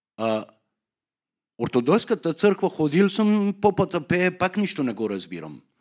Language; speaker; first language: Bulgarian; non-native, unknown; Persian